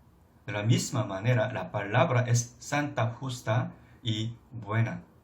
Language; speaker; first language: Spanish; non-native, fluent; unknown